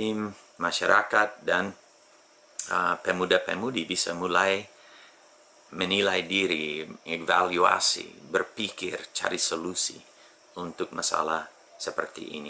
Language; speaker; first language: Indonesian; non-native, fluent; English